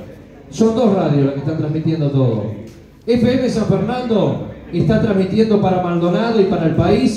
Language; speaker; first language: Spanish; native; Spanish